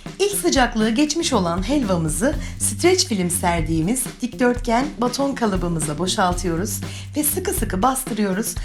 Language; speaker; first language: Turkish; native; Turkish